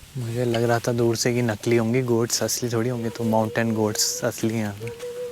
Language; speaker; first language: Hindi; native; Hindi